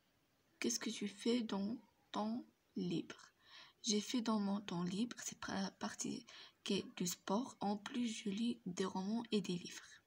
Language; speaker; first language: French; non-native, local second language; Arabic